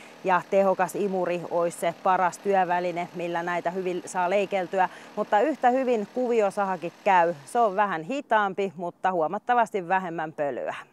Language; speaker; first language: Finnish; native; Finnish